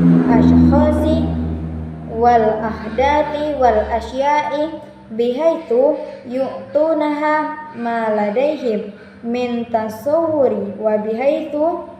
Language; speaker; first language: Arabic; non-native, learner; Indonesian